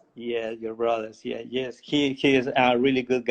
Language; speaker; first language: English; non-native, learner; Spanish